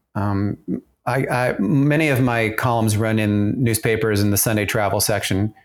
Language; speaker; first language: English; early bilingual, other home language; German